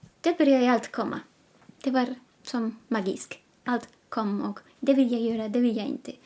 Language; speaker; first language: Swedish; non-native, fluent; Spanish